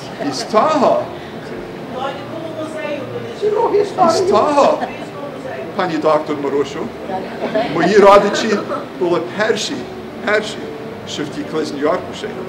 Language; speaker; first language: Ukrainian; early bilingual, heritage; Ukrainian